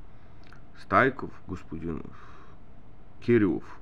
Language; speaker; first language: Russian; non-native, learner; Bulgarian